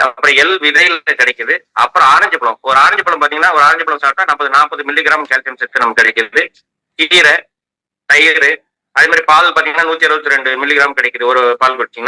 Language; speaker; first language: Tamil; native; Tamil